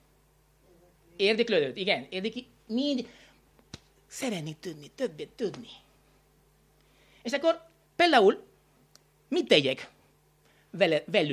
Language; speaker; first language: Hungarian; non-native, learner; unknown